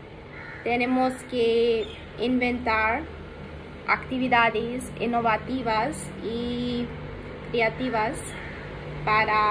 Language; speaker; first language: Spanish; non-native, learner; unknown